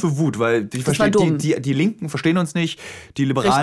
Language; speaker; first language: German; native; German